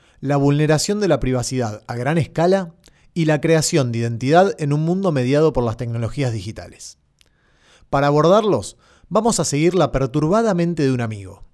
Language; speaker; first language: Spanish; native; Spanish